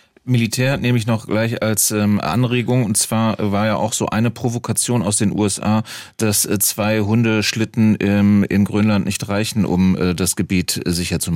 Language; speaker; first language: German; native; German